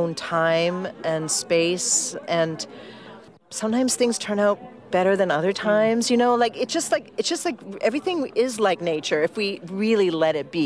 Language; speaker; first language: English; native; English